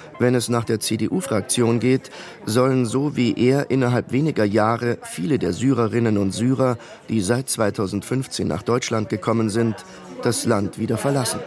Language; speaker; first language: German; native; German